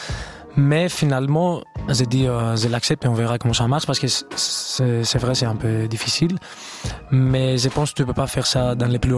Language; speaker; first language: French; non-native, fluent; Greek